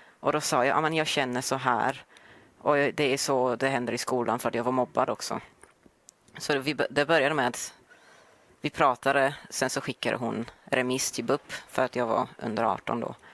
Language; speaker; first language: Swedish; early bilingual, other home language; Polish